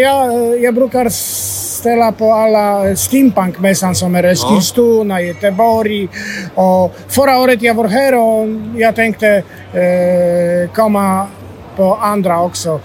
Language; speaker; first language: Swedish; non-native, learner; Polish